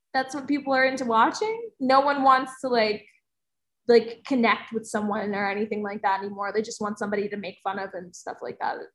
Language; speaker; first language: English; native; English